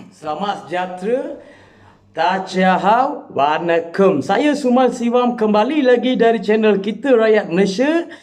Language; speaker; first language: Malay; non-native, local second language; Tamil